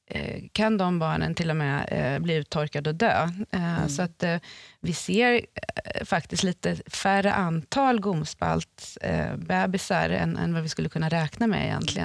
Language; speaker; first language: Swedish; native; Swedish